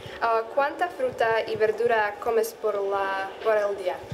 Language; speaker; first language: Spanish; non-native, learner; Slovak